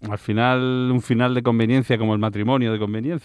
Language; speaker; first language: Spanish; native; Spanish